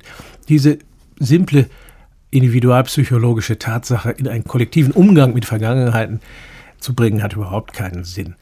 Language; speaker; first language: German; native; German